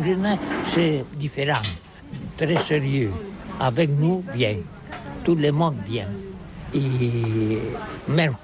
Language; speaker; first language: French; non-native, learner; Catalan